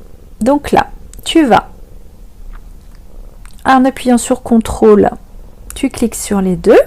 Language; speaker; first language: French; native; French